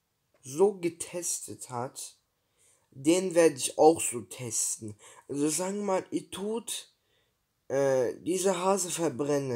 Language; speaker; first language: German; early bilingual, other home language; Turkish